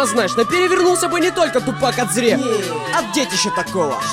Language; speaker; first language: Russian; native; Russian